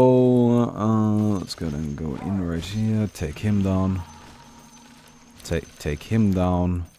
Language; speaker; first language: English; non-native, fluent; German